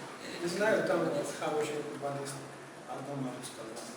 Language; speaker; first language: Russian; non-native, fluent; Georgian